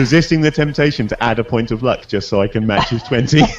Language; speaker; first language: English; native; English